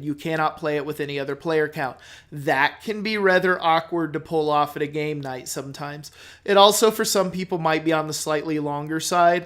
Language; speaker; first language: English; native; English